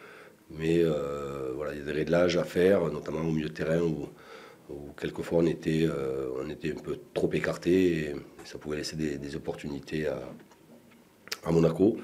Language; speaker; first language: French; native; French